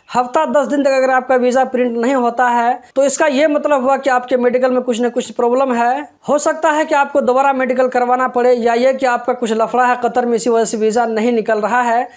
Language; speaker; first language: Hindi; native; Hindi